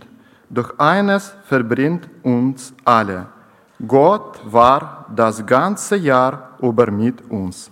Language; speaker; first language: German; non-native, learner; Ukrainian